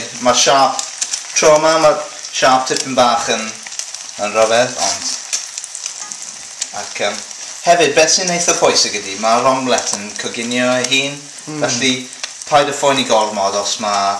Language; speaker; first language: Welsh; non-native, local second language; English